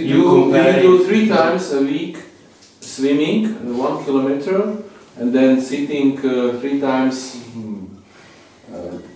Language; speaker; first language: English; non-native, learner; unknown